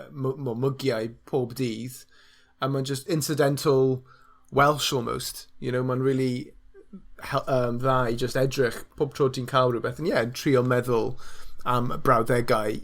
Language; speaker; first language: Welsh; non-native, learner; English